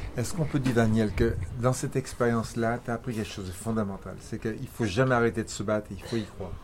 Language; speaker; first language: French; native; French